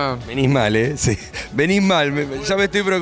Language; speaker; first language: Spanish; native; Spanish